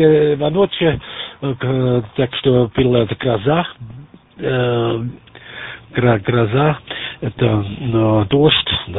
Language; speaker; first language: Russian; non-native, learner; German